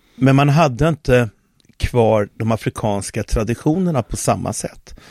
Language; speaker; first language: Swedish; early bilingual, other home language; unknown